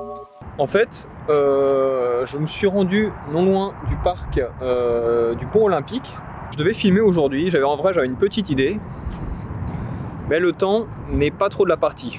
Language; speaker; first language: French; native; French